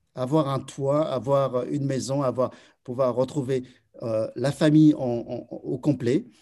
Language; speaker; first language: French; early bilingual, other home language; Chinese